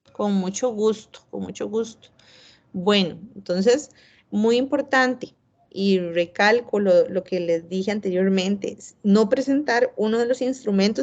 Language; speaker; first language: Spanish; native; Spanish